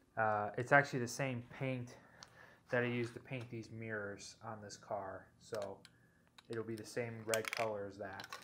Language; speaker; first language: English; native; English